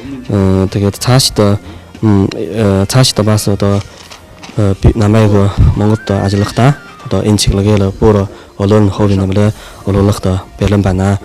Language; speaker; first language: Mongolian; non-native, fluent; Chinese